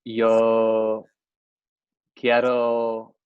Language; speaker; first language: Spanish; non-native, learner; English